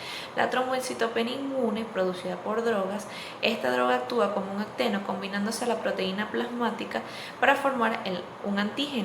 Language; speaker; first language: Spanish; native; Spanish